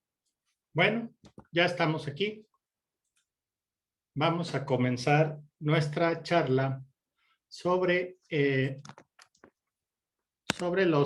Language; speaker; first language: Spanish; native; Spanish